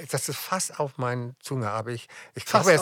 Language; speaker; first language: German; non-native, fluent; English